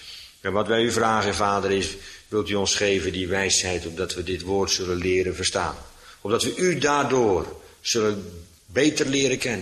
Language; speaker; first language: Dutch; native; Dutch